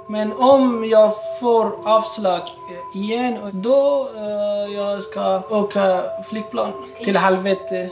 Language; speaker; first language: Swedish; non-native, learner; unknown